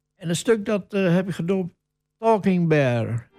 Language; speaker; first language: Dutch; native; Dutch